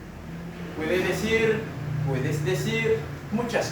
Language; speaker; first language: Spanish; non-native, fluent; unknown